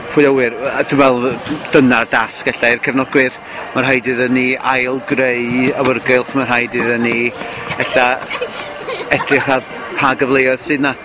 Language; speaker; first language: Welsh; native; Welsh